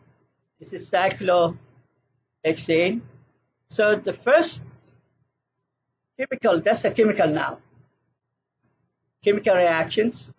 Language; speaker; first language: English; non-native, fluent; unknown